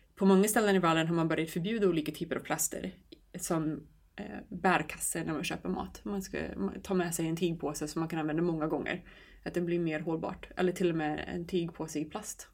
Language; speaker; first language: Swedish; non-native, fluent; English